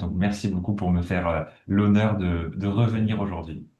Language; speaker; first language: French; native; French